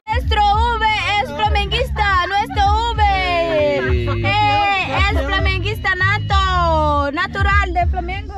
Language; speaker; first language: Spanish; non-native, learner; Portuguese